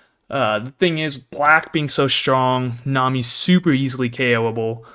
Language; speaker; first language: English; native; English